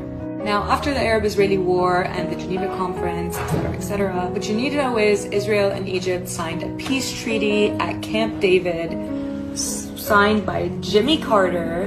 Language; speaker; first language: English; native; English